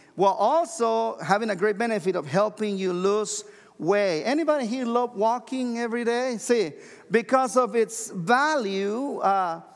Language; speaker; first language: English; non-native, fluent; Spanish